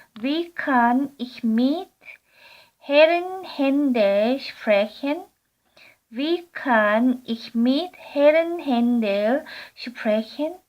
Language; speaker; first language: German; non-native, learner; Korean